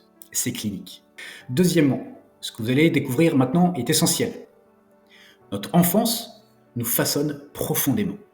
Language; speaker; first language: French; native; French